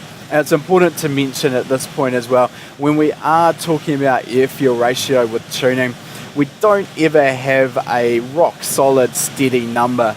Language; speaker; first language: English; native; English